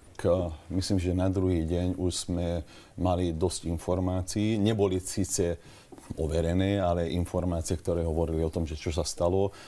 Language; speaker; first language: Slovak; non-native, local second language; Hungarian